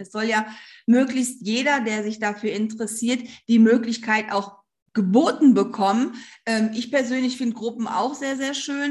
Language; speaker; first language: German; native; German